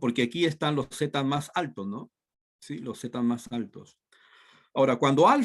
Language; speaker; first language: Spanish; native; Spanish